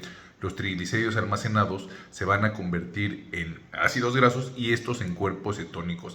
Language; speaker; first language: Spanish; native; Spanish